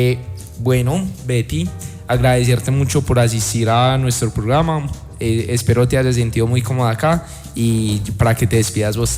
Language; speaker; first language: Spanish; native; Spanish